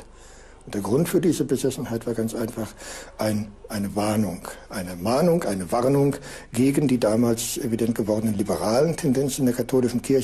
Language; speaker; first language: German; native; German